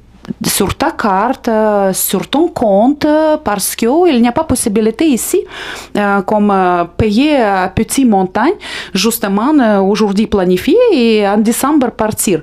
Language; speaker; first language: French; non-native, fluent; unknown